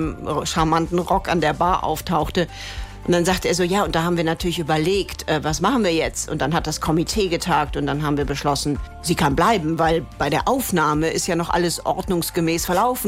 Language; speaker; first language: German; native; German